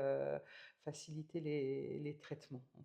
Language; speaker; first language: French; native; French